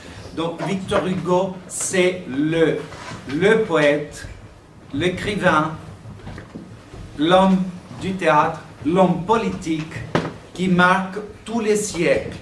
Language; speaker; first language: French; non-native, fluent; Greek